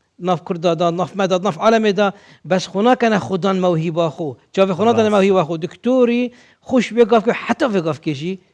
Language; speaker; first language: Kurdish; native; Kurdish